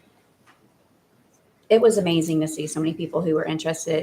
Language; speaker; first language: English; native; English